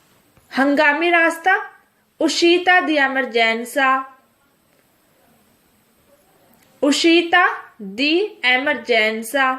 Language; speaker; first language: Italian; non-native, fluent; Urdu